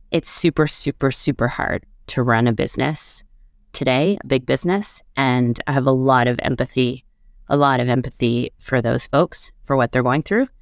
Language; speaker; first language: English; native; English